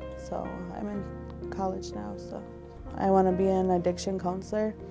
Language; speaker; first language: English; native; English